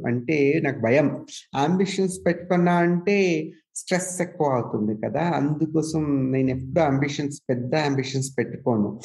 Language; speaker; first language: Telugu; non-native, local second language; Kannada